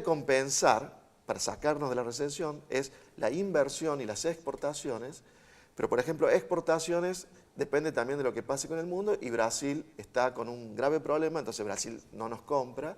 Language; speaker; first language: Spanish; native; Spanish